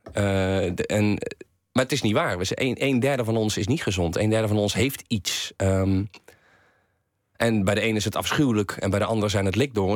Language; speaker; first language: Dutch; native; Dutch